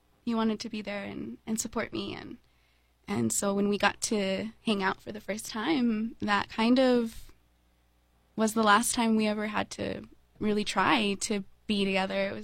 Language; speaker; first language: English; native; English